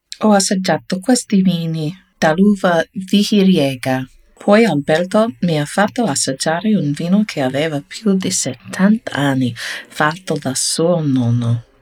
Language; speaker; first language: Italian; non-native, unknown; English